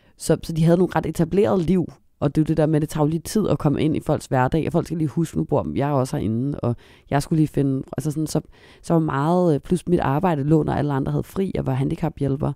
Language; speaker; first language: Danish; native; Danish